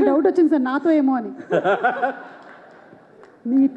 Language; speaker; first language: Telugu; native; Telugu